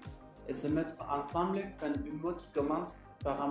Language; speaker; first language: French; non-native, learner; Spanish